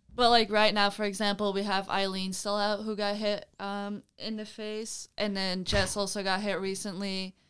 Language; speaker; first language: English; non-native, fluent; Dutch